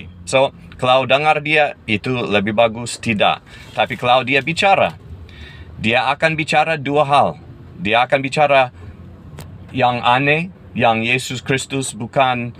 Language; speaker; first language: Indonesian; non-native, fluent; English